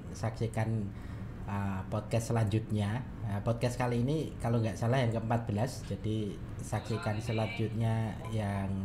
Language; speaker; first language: Indonesian; native; Indonesian